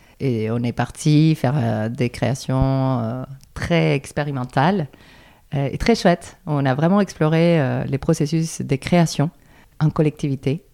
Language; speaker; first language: French; non-native, fluent; Spanish